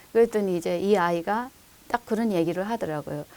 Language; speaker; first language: Korean; non-native, fluent; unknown